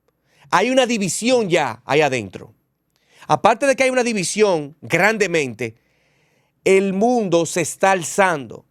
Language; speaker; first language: Spanish; native; Spanish